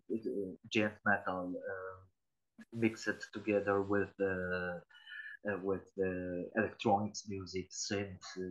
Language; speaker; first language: English; non-native, learner; Polish